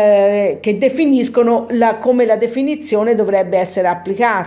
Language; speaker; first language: Italian; native; Italian